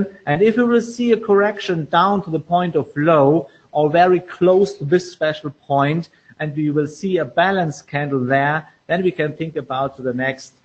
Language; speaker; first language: English; non-native, fluent; German